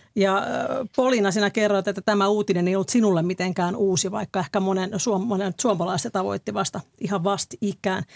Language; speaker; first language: Finnish; native; Finnish